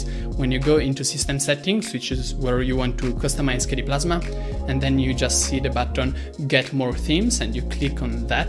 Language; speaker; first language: English; non-native, fluent; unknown